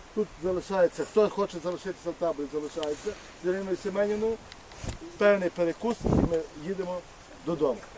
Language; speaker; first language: Ukrainian; native; Ukrainian